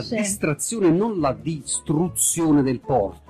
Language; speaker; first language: Italian; native; Italian